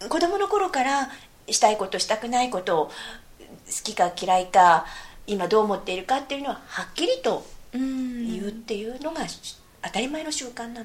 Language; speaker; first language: Japanese; native; Japanese